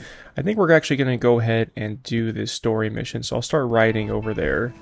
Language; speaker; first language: English; native; English